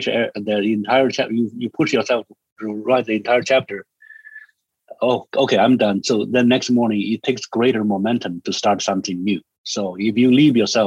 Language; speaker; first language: English; non-native, fluent; Chinese